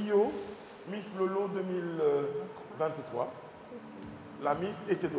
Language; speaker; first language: French; native; French